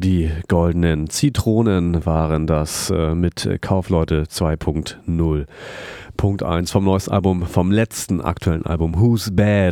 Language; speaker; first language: German; native; German